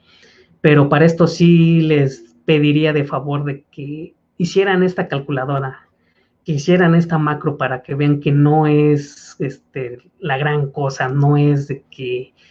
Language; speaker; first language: Spanish; native; Spanish